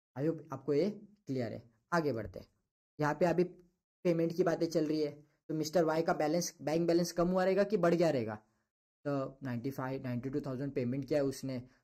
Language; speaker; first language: Hindi; non-native, local second language; Marathi